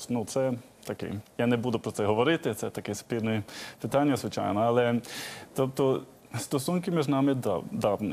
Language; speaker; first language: Ukrainian; non-native, fluent; Swedish